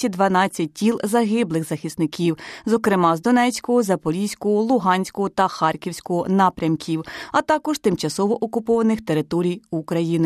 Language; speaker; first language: Ukrainian; native; Ukrainian